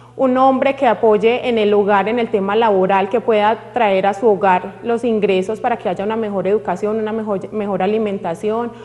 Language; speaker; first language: Spanish; native; Spanish